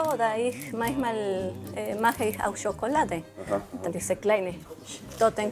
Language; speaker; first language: German; non-native, learner; Spanish